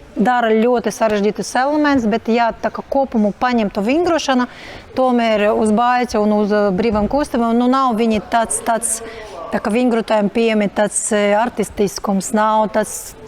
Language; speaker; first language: Latvian; non-native, local second language; Russian